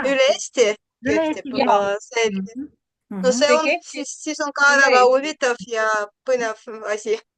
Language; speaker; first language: Estonian; non-native, learner; Russian